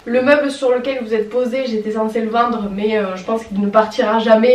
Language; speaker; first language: French; native; French